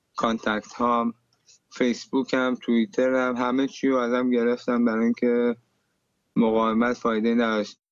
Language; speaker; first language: Persian; native; Persian